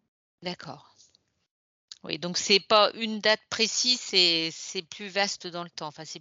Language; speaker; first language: French; native; French